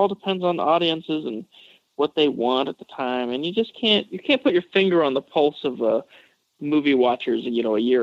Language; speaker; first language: English; native; English